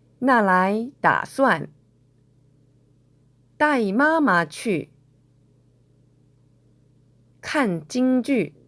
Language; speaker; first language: Chinese; non-native, fluent; Korean